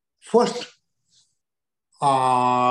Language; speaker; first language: English; non-native, learner; Chinese